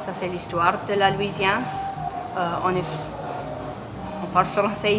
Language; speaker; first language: French; non-native, local second language; English